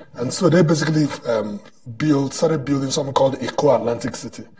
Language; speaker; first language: English; non-native, local second language; Igbo